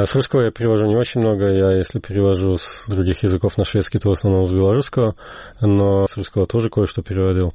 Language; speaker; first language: Russian; native; Russian